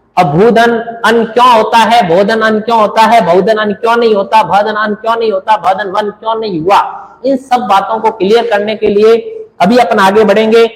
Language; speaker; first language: Hindi; native; Hindi